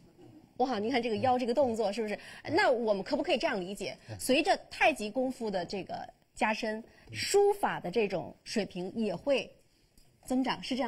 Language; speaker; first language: Chinese; native; Chinese